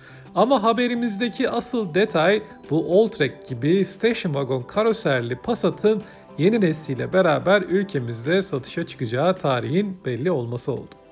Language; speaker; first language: Turkish; native; Turkish